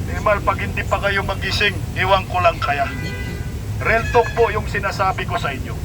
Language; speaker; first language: Filipino; non-native, local second language; Cebuano